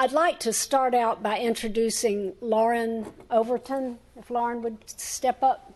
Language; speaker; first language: English; native; English